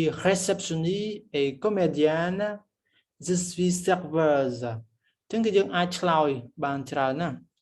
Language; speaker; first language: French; non-native, fluent; Khmer